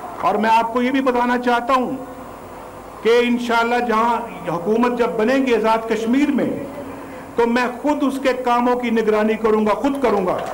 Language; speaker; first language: Urdu; non-native, local second language; Punjabi